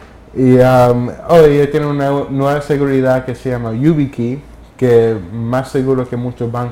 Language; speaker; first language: Spanish; early bilingual, heritage; English